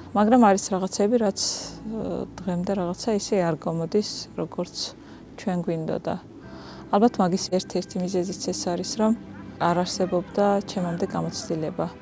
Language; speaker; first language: Georgian; non-native, local second language; Azerbaijani